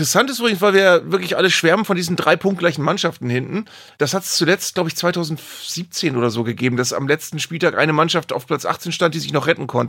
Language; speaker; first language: German; native; German